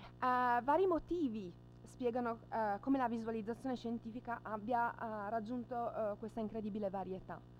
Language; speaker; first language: Italian; native; Italian